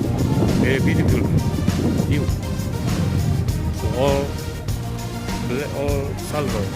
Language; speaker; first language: English; non-native, learner; Indonesian